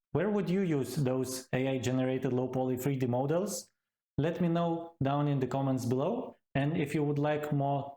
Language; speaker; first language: English; non-native, fluent; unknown